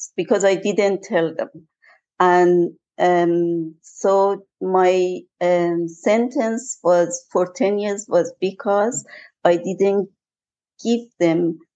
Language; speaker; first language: English; non-native, fluent; Persian